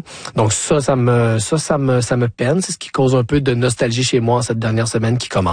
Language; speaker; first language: French; native; French